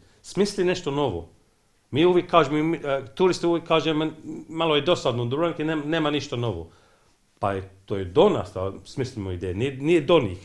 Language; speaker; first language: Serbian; non-native, fluent; English